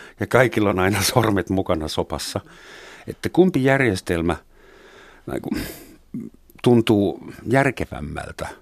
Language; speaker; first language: Finnish; native; Finnish